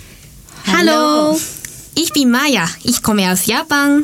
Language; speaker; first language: German; non-native, learner; Japanese